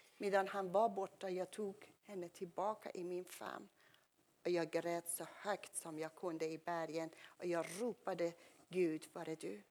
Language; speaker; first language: Swedish; non-native, fluent; Persian